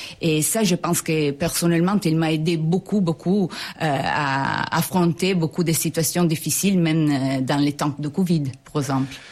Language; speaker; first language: French; non-native, fluent; Italian